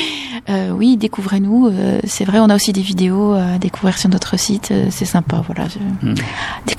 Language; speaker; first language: French; native; French